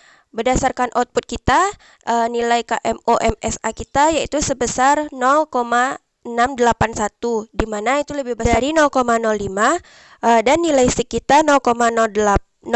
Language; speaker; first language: Indonesian; native; Indonesian